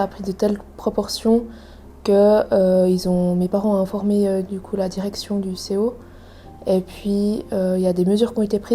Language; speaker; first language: French; native; French